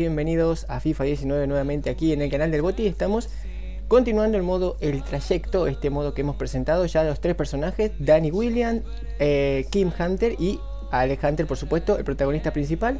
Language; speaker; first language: Spanish; native; Spanish